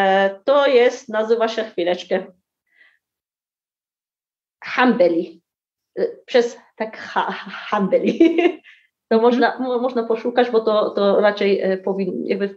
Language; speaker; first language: Polish; early bilingual, heritage; Arabic